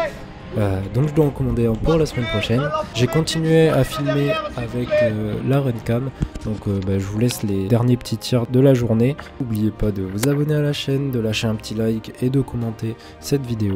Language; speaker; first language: French; native; French